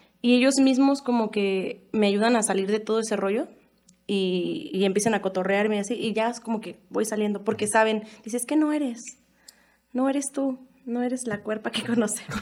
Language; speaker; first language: Spanish; native; Spanish